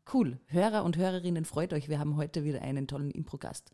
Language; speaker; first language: German; native; German